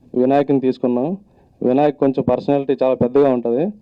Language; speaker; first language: Telugu; native; Telugu